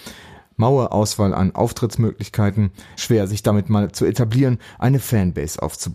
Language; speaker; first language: German; native; German